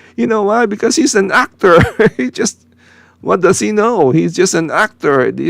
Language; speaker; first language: English; non-native, local second language; Filipino